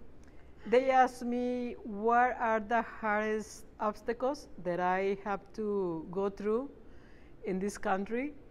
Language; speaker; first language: English; non-native, fluent; Spanish